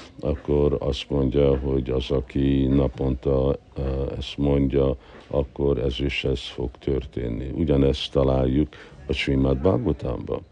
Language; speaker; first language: Hungarian; early bilingual, heritage; Hungarian